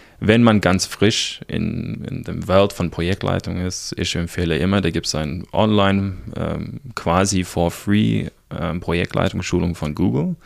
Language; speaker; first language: German; non-native, fluent; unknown